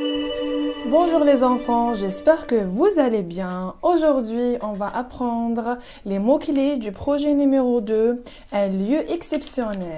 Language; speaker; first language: French; non-native, local second language; Arabic